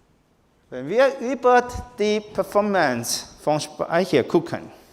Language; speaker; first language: German; non-native, fluent; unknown